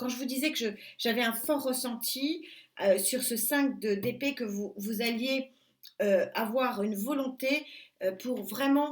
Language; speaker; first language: French; native; French